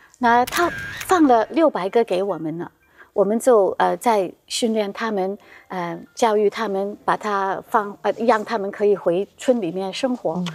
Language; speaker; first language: Chinese; non-native, local second language; Cantonese